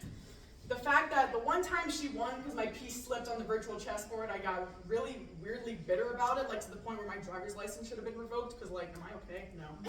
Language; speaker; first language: English; native; English